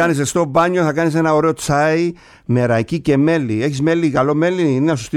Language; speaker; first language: Greek; native; Greek